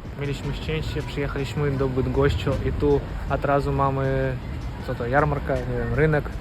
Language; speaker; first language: Polish; non-native, learner; Russian